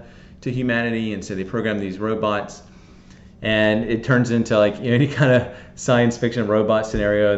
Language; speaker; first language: English; native; English